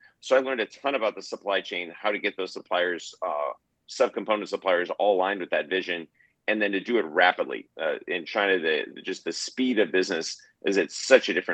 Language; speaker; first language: English; native; English